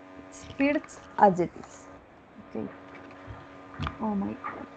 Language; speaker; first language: English; non-native, learner; Spanish